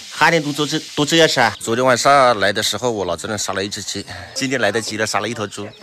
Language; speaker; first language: Chinese; native; Chinese